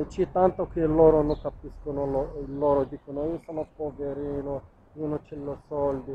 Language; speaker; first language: Italian; non-native, learner; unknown